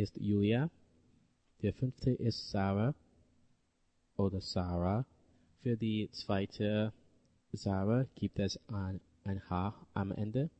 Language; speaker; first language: German; non-native, learner; English